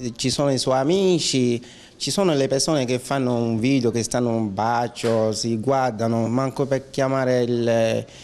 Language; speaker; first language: Italian; non-native, learner; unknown